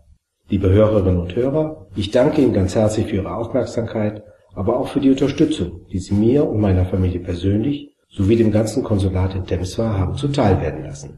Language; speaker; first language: German; native; German